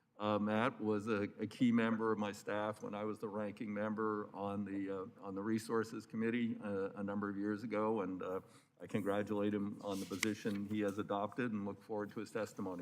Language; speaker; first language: English; native; English